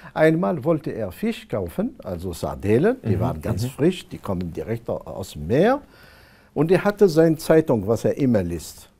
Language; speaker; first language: German; non-native, fluent; Arabic